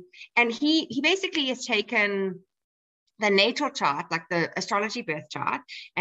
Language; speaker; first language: English; native; English